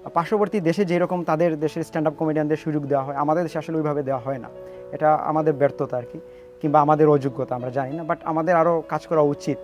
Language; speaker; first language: Bangla; native; Bangla